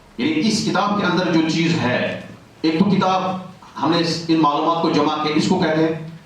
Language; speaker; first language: Urdu; non-native, local second language; Kashmiri